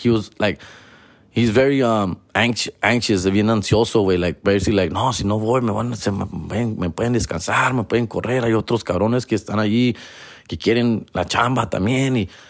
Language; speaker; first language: Spanish; early bilingual, heritage; Spanish